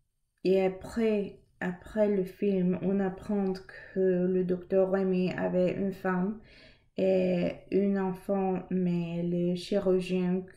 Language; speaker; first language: French; non-native, learner; English